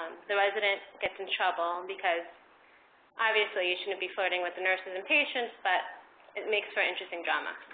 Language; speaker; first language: English; early bilingual, other home language; Spanish